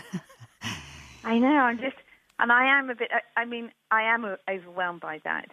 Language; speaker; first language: English; native; English